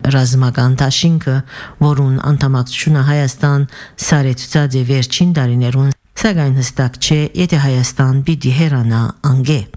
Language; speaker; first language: Armenian; early bilingual, heritage; Armenian